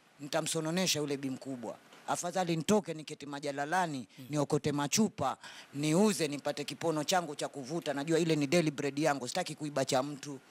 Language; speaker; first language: Swahili; native; Swahili